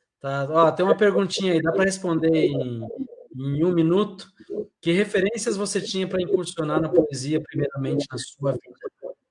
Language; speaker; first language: Portuguese; native; Portuguese